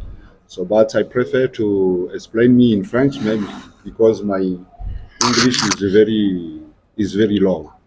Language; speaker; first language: English; non-native, learner; French